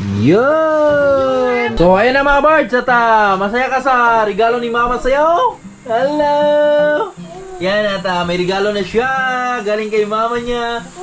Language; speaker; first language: Filipino; non-native, local second language; Cebuano